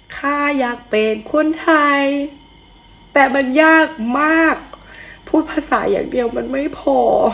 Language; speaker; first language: Thai; non-native, fluent; Russian